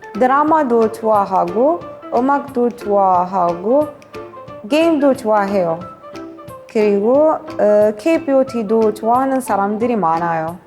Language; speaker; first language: Korean; non-native, fluent; Arabic